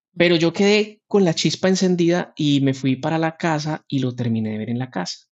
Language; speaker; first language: Spanish; native; Spanish